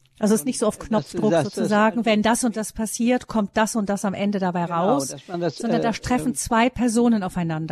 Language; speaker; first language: German; native; German